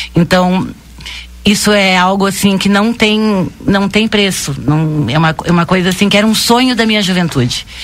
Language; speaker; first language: Portuguese; native; Portuguese